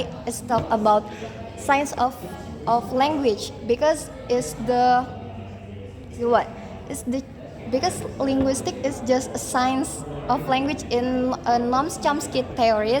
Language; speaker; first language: English; non-native, learner; Indonesian